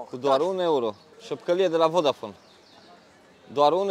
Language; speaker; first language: Romanian; native; Romanian